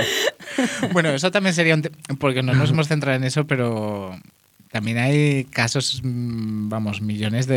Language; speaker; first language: Spanish; native; Spanish